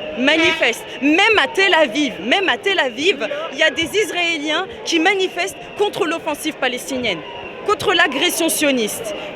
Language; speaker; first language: French; native; French